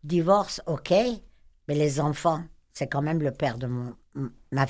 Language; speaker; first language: French; non-native, fluent; Persian